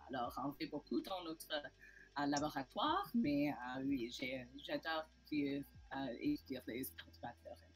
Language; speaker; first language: French; non-native, local second language; English